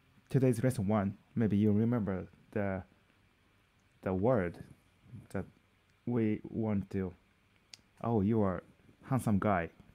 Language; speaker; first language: English; non-native, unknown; Japanese